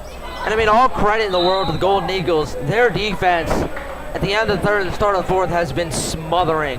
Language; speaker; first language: English; native; English